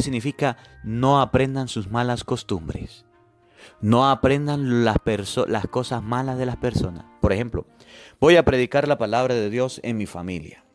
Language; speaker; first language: Spanish; native; Spanish